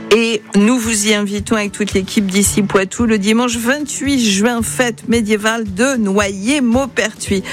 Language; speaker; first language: French; native; French